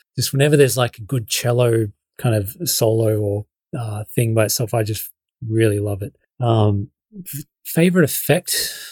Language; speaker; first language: English; native; English